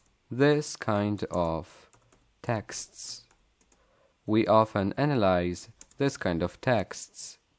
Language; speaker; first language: English; non-native, fluent; Polish